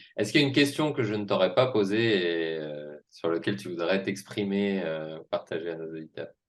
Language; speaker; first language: French; native; French